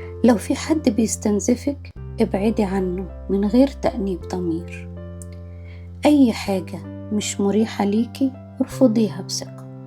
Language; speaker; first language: Arabic; native; Arabic